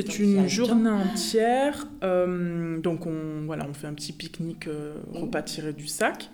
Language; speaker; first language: French; native; French